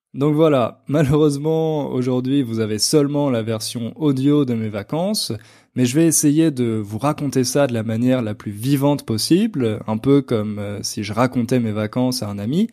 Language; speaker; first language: French; native; French